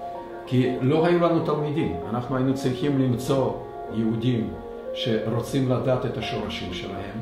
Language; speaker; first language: Hebrew; non-native, fluent; Russian